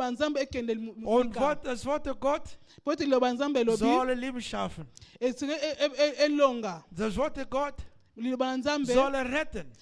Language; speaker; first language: German; non-native, learner; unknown